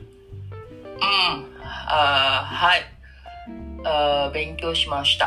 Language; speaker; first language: Japanese; non-native, learner; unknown